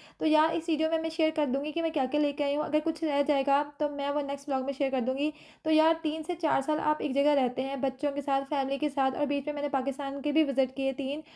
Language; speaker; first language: Urdu; native; Urdu